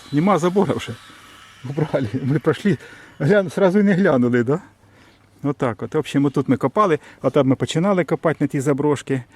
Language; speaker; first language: Ukrainian; non-native, local second language; Russian